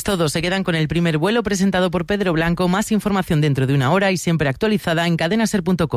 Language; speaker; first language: Spanish; native; Spanish